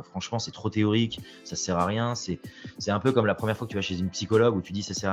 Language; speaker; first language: French; native; French